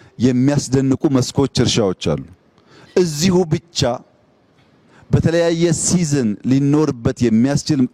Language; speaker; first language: Amharic; non-native, local second language; Oromo